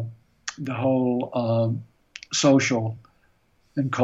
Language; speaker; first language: English; native; English